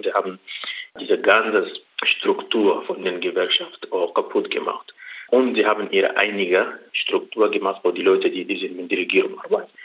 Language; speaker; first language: German; non-native, learner; Arabic